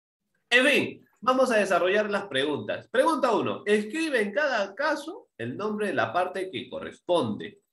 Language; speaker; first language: Spanish; native; Spanish